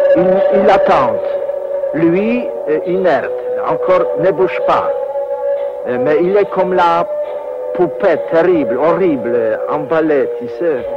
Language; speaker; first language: French; non-native, fluent; Polish